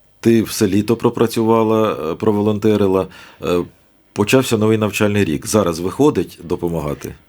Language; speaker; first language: Ukrainian; native; Ukrainian